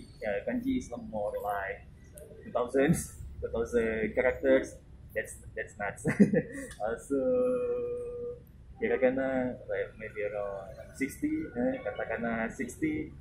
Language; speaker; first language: English; non-native, learner; Indonesian